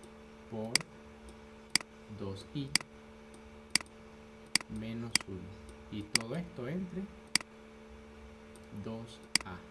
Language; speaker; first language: Spanish; native; Spanish